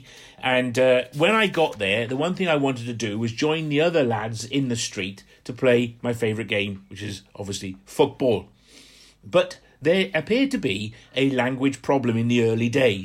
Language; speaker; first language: English; native; English